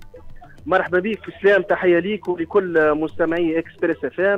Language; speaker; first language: Arabic; native; Arabic